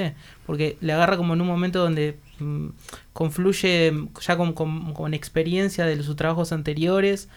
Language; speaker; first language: Spanish; native; Spanish